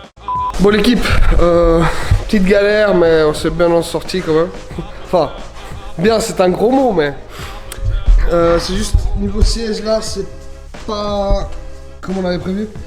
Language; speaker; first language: French; native; French